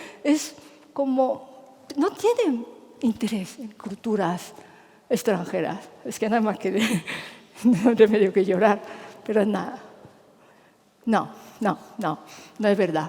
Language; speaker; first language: Spanish; non-native, fluent; Japanese